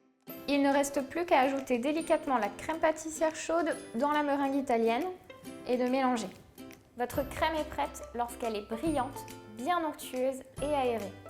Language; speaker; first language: French; native; French